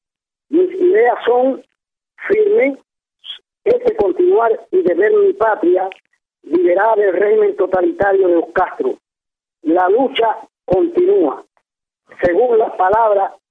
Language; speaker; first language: Spanish; native; Spanish